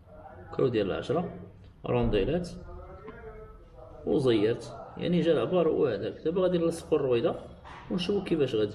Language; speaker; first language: Arabic; native; Arabic